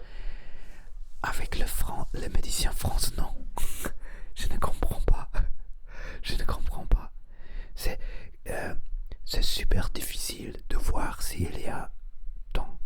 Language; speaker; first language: French; non-native, learner; Spanish